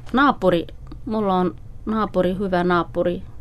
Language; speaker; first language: Finnish; non-native, learner; Somali